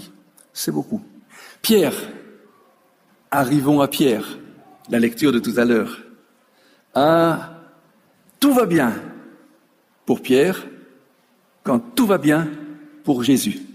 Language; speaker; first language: French; native; French